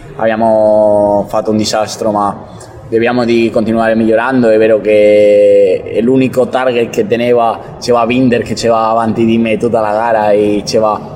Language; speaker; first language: Italian; non-native, learner; Spanish